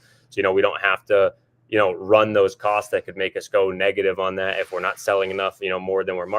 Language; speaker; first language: English; native; English